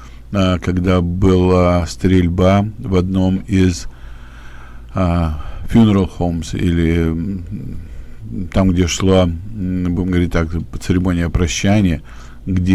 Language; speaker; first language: Russian; native; Russian